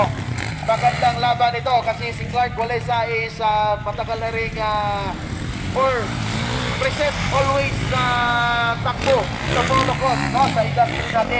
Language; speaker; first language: Filipino; non-native, local second language; Cebuano